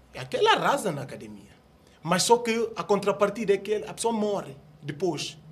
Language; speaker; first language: Portuguese; non-native, local second language; Upper Guinea Crioulo